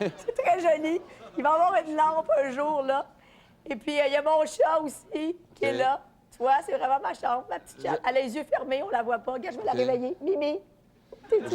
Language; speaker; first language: French; native; French